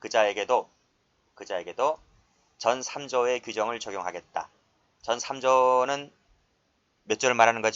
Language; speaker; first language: Korean; native; Korean